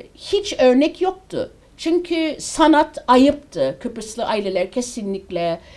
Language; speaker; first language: Turkish; early bilingual, heritage; Turkish